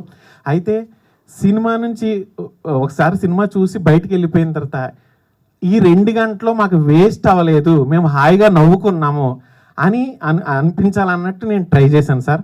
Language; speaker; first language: Telugu; native; Telugu